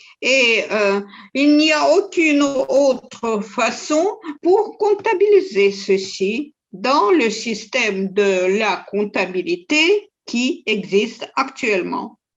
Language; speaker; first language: French; non-native, fluent; Russian